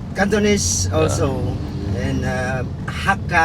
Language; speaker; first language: English; non-native, learner; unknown